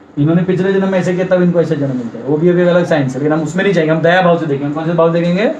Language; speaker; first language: Hindi; non-native, local second language; Marathi